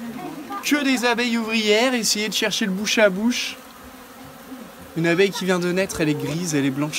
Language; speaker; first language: French; native; French